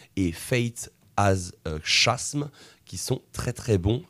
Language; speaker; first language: French; native; French